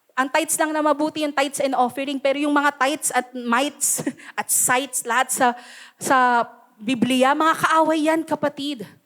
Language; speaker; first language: Filipino; native; Filipino